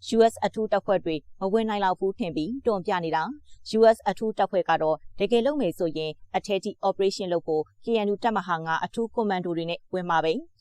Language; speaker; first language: Burmese; native; Burmese